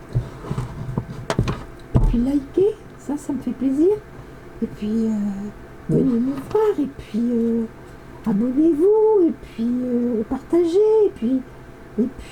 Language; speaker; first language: French; native; French